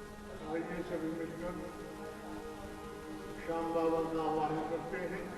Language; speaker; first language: Hindi; native; Hindi